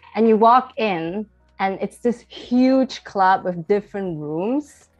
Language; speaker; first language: English; early bilingual, heritage; Chinese